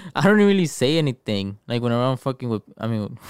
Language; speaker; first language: English; early bilingual, other home language; Spanish